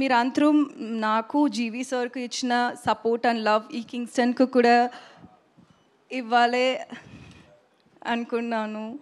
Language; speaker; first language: Telugu; non-native, learner; Tamil